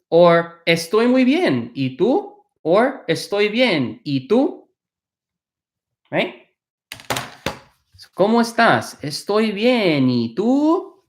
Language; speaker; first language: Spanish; non-native, fluent; English